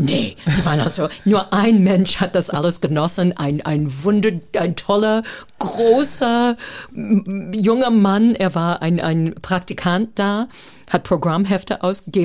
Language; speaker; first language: German; non-native, fluent; English